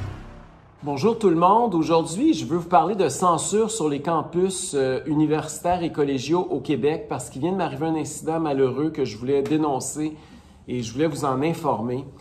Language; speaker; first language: French; native; French